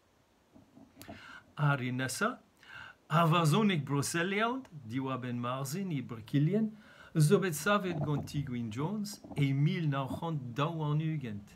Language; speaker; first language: Welsh; native; Welsh